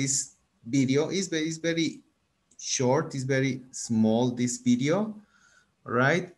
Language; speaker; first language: English; non-native, fluent; Spanish